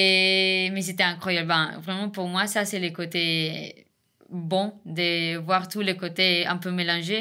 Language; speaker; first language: French; non-native, fluent; Spanish